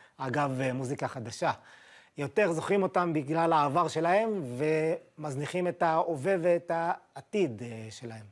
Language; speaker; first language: Hebrew; native; Hebrew